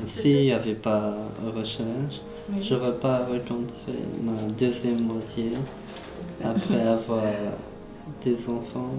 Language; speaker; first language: French; early bilingual, other home language; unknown